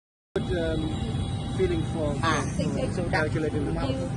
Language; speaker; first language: English; non-native, fluent; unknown